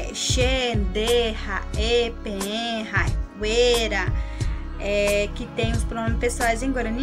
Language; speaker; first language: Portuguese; non-native, local second language; Guarani